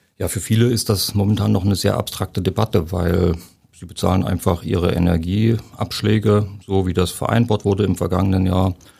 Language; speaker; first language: German; native; German